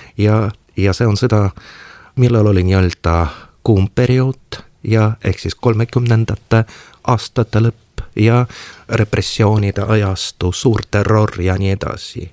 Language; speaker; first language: Estonian; non-native, local second language; Russian